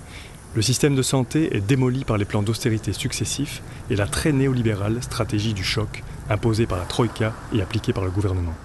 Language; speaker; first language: French; native; French